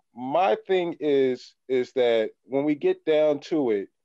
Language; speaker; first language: English; native; English